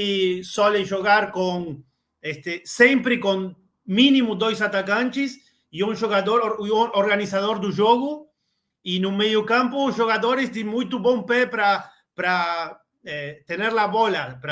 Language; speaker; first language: Portuguese; non-native, learner; Spanish